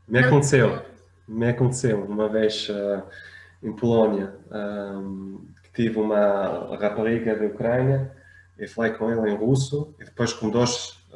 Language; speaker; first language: Portuguese; non-native, fluent; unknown